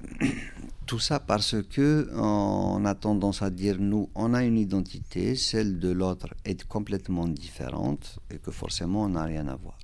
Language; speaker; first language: French; non-native, local second language; Kabyle